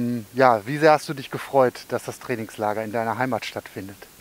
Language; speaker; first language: German; native; German